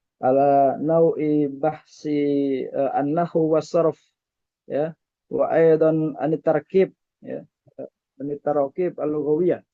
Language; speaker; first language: Arabic; non-native, fluent; Indonesian